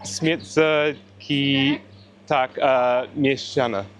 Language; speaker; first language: Polish; non-native, learner; English